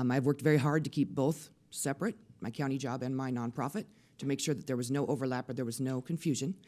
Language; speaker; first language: English; native; English